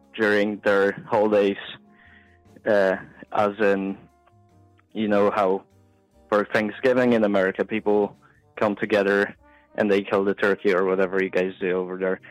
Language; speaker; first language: English; non-native, fluent; Polish